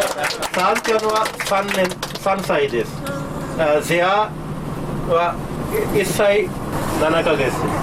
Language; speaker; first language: Japanese; non-native, learner; Urdu